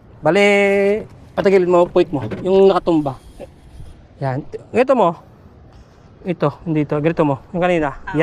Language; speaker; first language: Filipino; non-native, local second language; Aklanon